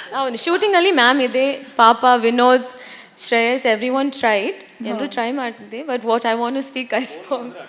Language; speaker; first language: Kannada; non-native, learner; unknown